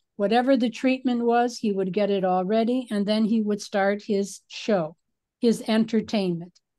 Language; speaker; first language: English; native; English